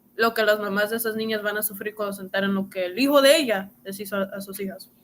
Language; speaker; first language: Spanish; early bilingual, heritage; Spanish